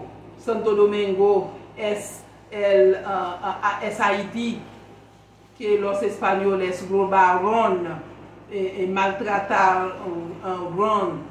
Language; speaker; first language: Spanish; non-native, learner; Haitian Creole